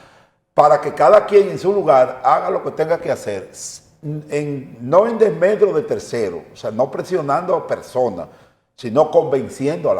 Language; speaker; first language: Spanish; native; Spanish